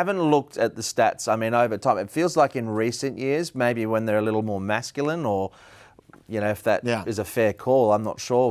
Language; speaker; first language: English; native; English